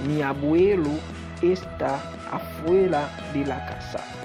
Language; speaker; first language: Spanish; non-native, fluent; Haitian Creole